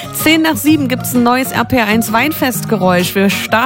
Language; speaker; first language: German; native; German